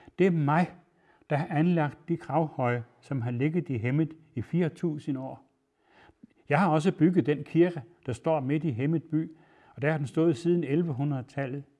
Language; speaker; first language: Danish; native; Danish